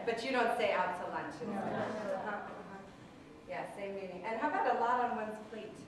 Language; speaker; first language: English; native; English